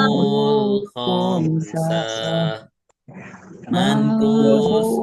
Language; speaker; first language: Indonesian; native; Indonesian